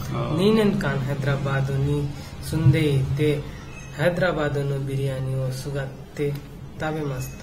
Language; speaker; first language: Japanese; non-native, learner; Nepali